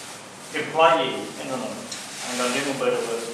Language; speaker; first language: English; non-native, learner; Thai